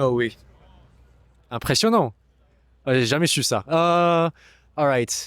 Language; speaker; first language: French; non-native, fluent; English